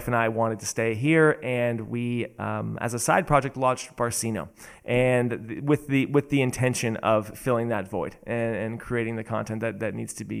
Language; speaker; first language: English; native; English